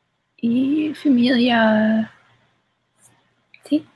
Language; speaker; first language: Spanish; non-native, learner; English